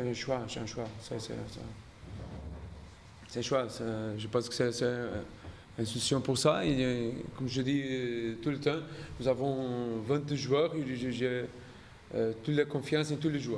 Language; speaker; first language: French; non-native, learner; Portuguese